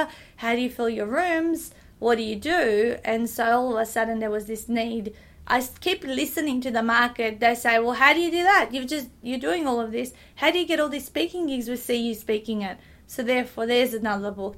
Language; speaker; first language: English; non-native, fluent; Macedonian